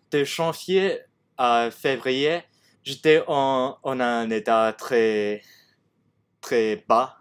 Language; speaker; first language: French; non-native, learner; Cantonese